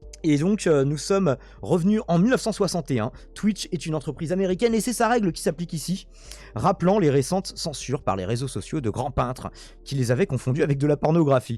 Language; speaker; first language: French; native; French